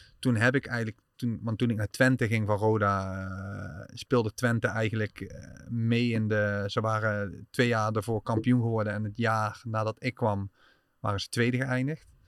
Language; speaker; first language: Dutch; native; Dutch